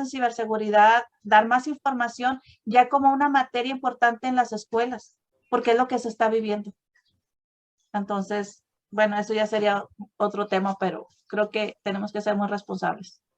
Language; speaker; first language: Spanish; native; Spanish